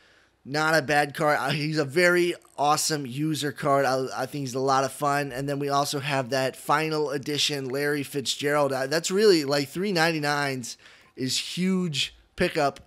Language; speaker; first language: English; native; English